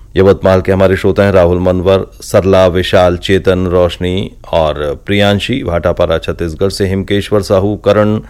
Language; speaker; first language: Hindi; native; Hindi